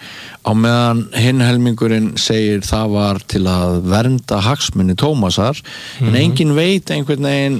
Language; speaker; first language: Icelandic; native; Icelandic